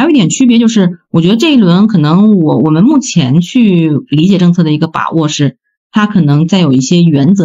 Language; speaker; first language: Chinese; native; Chinese